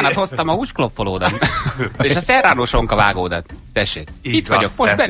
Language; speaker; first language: Hungarian; native; Hungarian